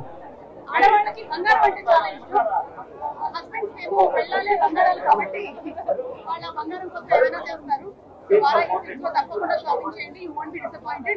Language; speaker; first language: Telugu; native; Telugu